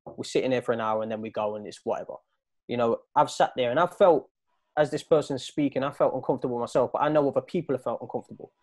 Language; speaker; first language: English; native; English